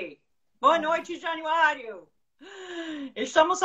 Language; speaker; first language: Portuguese; non-native, fluent; English